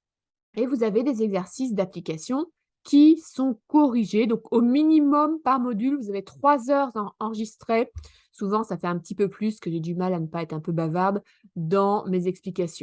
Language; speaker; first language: French; native; French